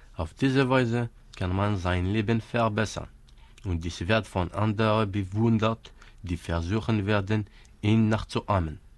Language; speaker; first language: German; non-native, fluent; Kabyle